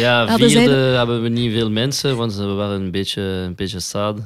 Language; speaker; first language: Dutch; non-native, local second language; French